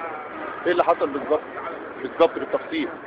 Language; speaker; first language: Arabic; native; Arabic